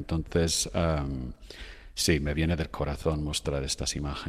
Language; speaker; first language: Spanish; non-native, fluent; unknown